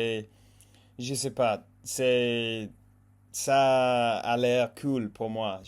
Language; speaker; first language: French; non-native, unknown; English